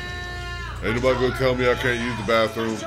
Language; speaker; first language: English; native; English